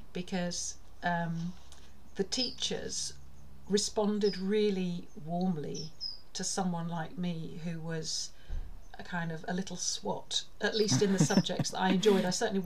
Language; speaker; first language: English; native; English